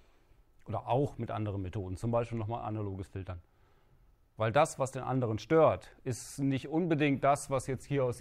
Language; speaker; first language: German; native; German